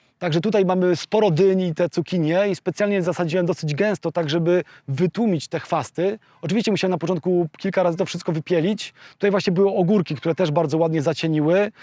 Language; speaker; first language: Polish; native; Polish